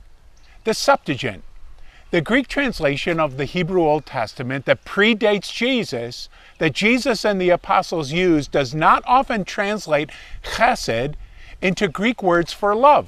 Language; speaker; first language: English; native; English